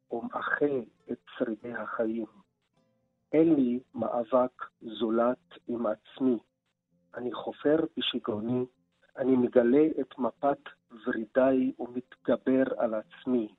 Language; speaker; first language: Hebrew; non-native, local second language; Arabic